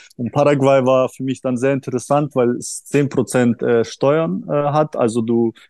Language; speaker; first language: German; early bilingual, other home language; Russian